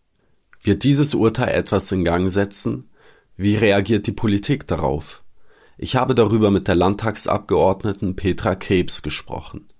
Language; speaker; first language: German; native; German